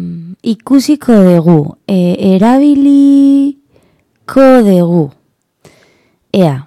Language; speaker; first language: Basque; non-native, learner; Spanish